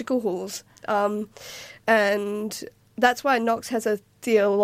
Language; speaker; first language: English; native; English